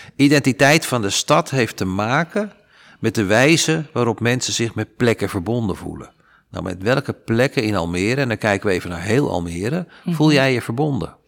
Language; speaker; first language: Dutch; native; Dutch